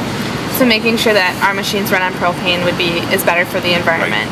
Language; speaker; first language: English; native; English